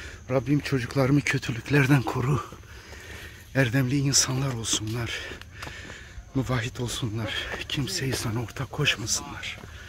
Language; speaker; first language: Turkish; native; Turkish